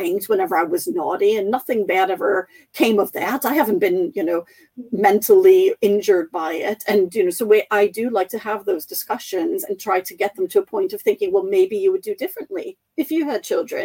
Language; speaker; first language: English; native; English